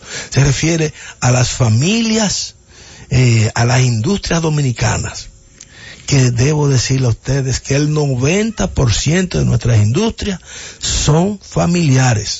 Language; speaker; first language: Spanish; native; Spanish